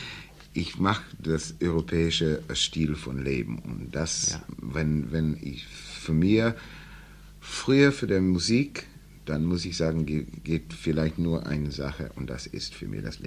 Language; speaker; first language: German; non-native, learner; English